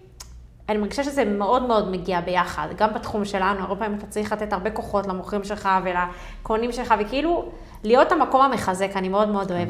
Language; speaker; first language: Hebrew; native; Hebrew